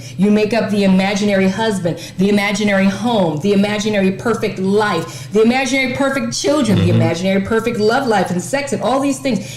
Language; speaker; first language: English; native; English